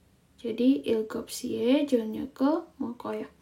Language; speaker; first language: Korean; non-native, fluent; Indonesian